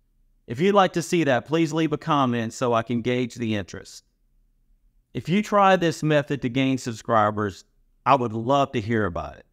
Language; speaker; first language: English; native; English